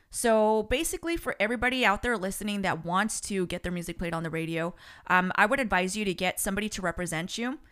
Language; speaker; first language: English; early bilingual, other home language; Spanish